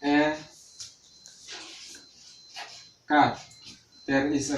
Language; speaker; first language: English; non-native, learner; Indonesian